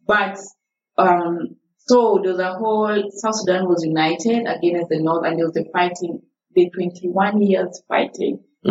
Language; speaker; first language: English; non-native, local second language; Arabic